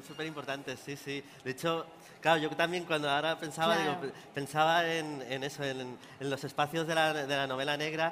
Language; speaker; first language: Spanish; native; Spanish